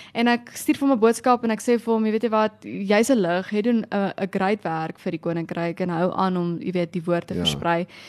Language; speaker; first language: Afrikaans; native; Afrikaans